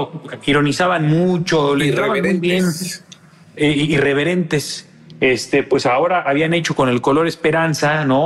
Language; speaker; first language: Spanish; native; Spanish